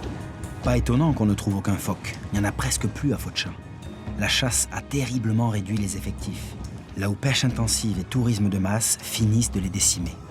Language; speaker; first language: French; native; French